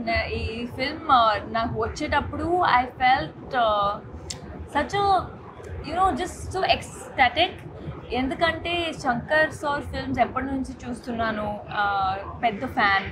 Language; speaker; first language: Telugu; non-native, fluent; Hindi